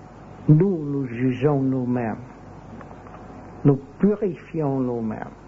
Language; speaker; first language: French; non-native, learner; Vietnamese